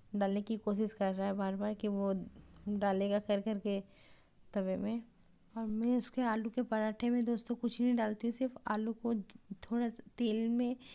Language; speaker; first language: Hindi; native; Hindi